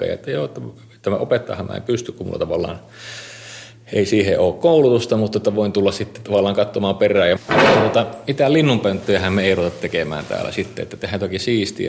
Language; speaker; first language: Finnish; native; Finnish